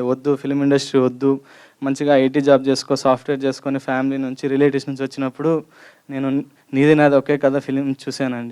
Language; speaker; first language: Telugu; native; Telugu